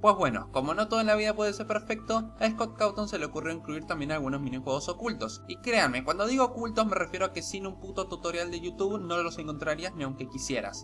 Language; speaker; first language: Spanish; native; Spanish